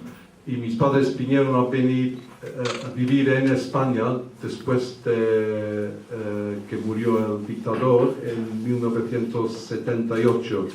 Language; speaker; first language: Spanish; early bilingual, heritage; English